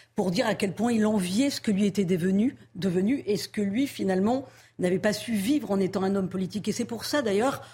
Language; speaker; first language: French; native; French